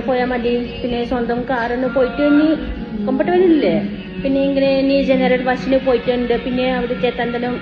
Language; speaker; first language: Malayalam; non-native, learner; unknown